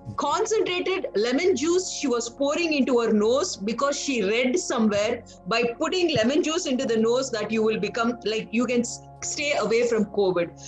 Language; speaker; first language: English; non-native, local second language; Kannada